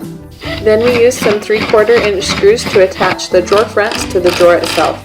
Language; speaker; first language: English; native; English